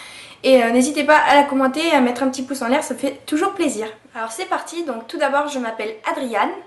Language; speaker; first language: French; native; French